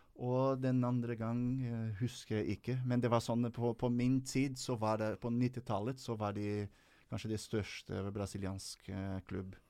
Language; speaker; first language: Norwegian; non-native, fluent; Portuguese